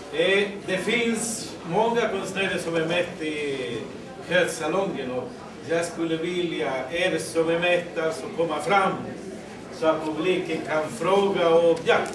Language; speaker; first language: Swedish; non-native, fluent; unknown